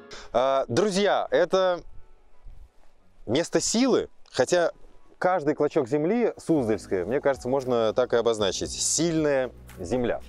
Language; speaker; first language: Russian; native; Russian